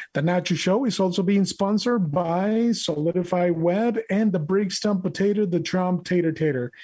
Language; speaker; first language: English; non-native, fluent; Spanish